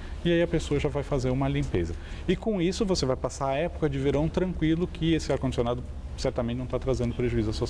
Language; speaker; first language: Portuguese; native; Portuguese